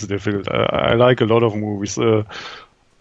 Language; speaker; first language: English; non-native, fluent; German